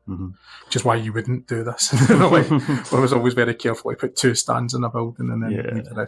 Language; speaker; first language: English; native; English